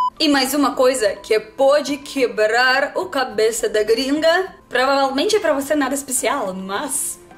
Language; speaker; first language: Portuguese; non-native, learner; Russian